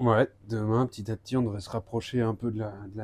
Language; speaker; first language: French; native; French